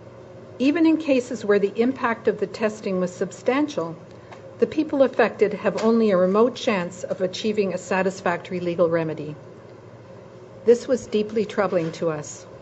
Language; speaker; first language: English; native; English